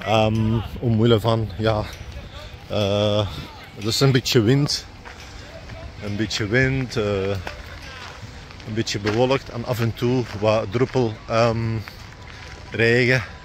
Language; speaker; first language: Dutch; non-native, fluent; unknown